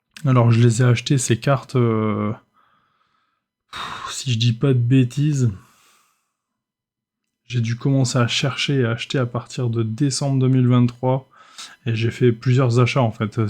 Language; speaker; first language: French; native; French